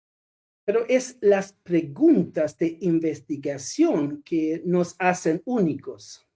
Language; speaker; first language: Spanish; non-native, fluent; Swedish